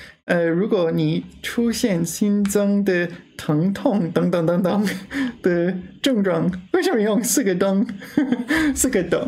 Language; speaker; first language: Chinese; non-native, learner; English